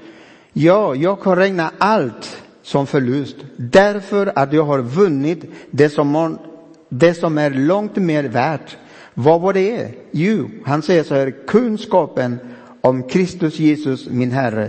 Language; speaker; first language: Swedish; non-native, fluent; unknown